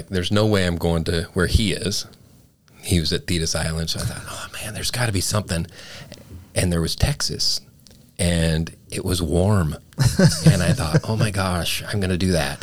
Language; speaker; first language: English; native; English